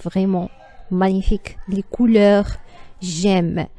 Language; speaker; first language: French; non-native, learner; Arabic